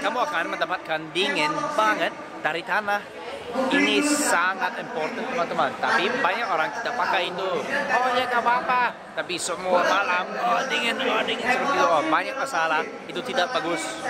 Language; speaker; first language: Indonesian; non-native, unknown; English